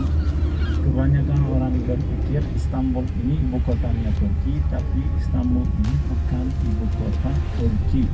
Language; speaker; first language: Indonesian; non-native, fluent; Turkish